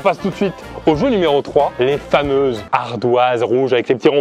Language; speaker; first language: French; native; French